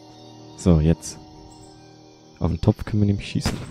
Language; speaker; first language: German; native; German